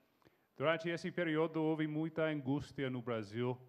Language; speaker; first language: Portuguese; non-native, fluent; English